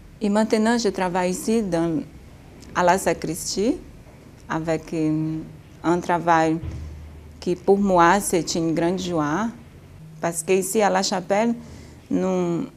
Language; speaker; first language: French; non-native, learner; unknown